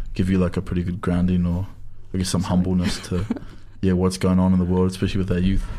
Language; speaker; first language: English; native; English